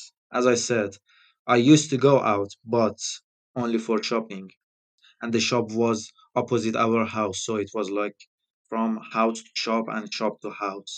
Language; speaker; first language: English; non-native, fluent; Persian